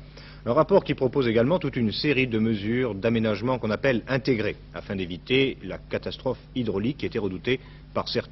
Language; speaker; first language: French; native; French